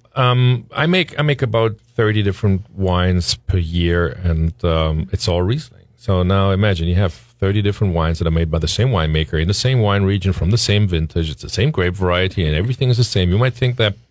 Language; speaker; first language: English; non-native, fluent; German